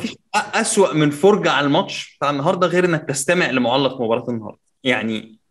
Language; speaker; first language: Arabic; native; Arabic